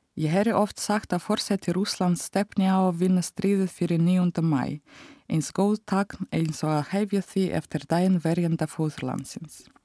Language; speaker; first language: Icelandic; non-native, fluent; Russian